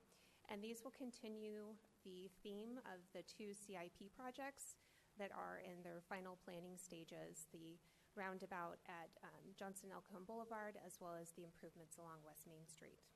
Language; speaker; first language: English; native; English